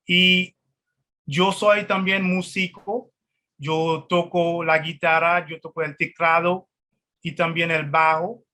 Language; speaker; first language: Spanish; non-native, fluent; Haitian Creole